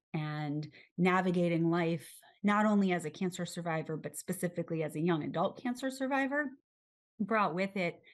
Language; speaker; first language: English; native; English